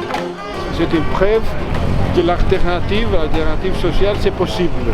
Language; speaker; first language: French; non-native, fluent; Greek